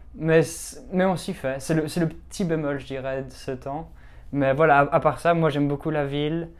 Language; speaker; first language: French; native; French